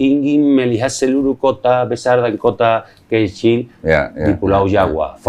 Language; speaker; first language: Indonesian; non-native, learner; Spanish